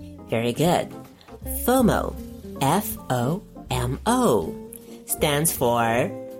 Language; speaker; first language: English; non-native, fluent; Chinese